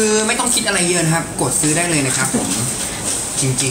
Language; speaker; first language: Thai; native; Thai